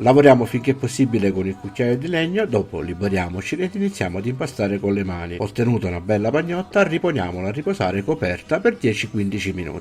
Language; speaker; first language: Italian; native; Italian